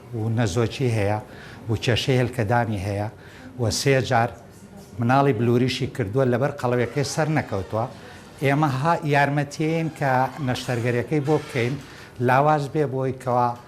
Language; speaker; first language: Central Kurdish; native; Central Kurdish